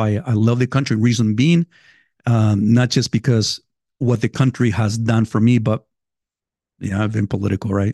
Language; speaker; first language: English; non-native, fluent; Spanish